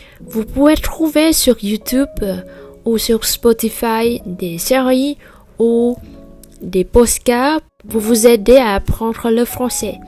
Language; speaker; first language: French; non-native, fluent; Vietnamese